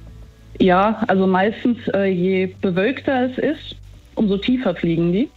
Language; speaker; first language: German; native; German